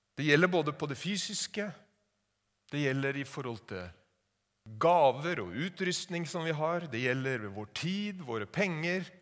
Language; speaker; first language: Norwegian; native; Norwegian